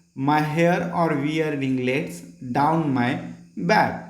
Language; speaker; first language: English; non-native, local second language; Marathi